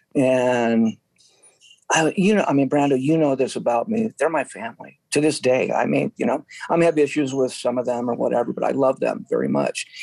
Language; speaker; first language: English; native; English